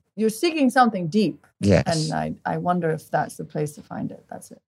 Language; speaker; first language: English; early bilingual, other home language; Portuguese